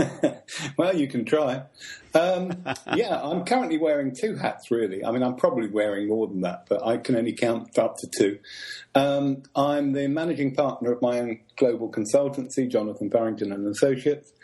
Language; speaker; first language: English; native; English